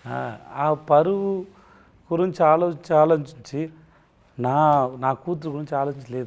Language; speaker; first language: Telugu; non-native, learner; Tamil